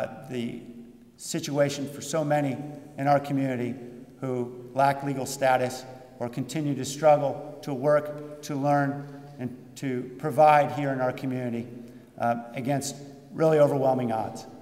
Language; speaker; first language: English; native; English